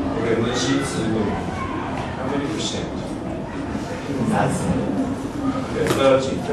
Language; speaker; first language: English; non-native, fluent; Chinese